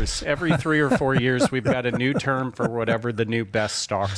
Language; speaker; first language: English; native; English